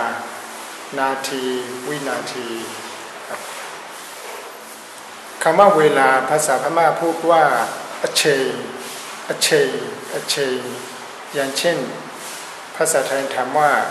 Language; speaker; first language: Thai; non-native, fluent; Burmese